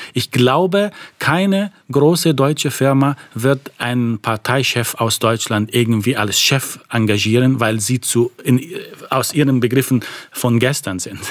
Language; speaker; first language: German; non-native, fluent; Arabic